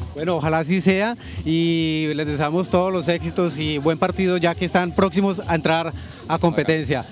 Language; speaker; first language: Spanish; native; Spanish